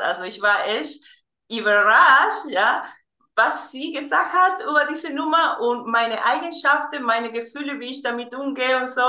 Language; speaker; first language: German; non-native, fluent; Spanish